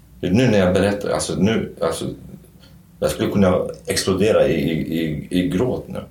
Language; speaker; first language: Swedish; non-native, fluent; Kurdish